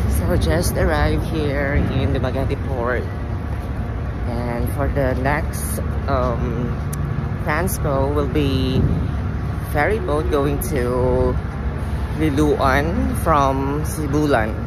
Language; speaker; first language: English; non-native, local second language; Cebuano